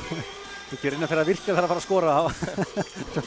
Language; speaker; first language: Icelandic; native; Icelandic